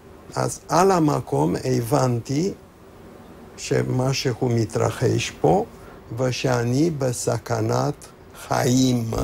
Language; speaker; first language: Hebrew; non-native, fluent; Romanian